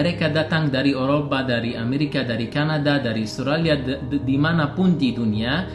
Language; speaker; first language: Indonesian; non-native, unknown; Arabic